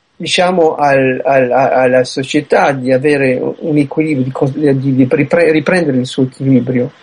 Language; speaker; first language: Italian; early bilingual, heritage; Italian